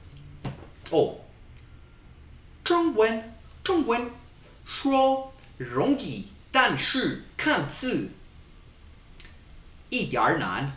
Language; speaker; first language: Chinese; non-native, learner; English